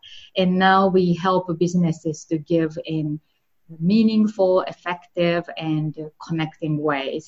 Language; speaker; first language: English; non-native, fluent; Japanese